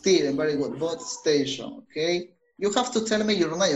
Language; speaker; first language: English; non-native, fluent; Spanish